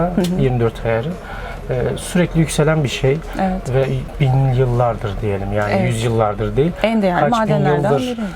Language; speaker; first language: Turkish; native; Turkish